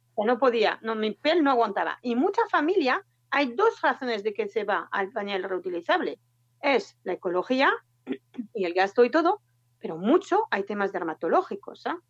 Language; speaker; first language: Spanish; non-native, fluent; French